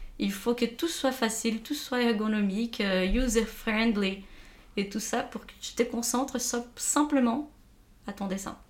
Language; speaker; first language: French; non-native, fluent; Portuguese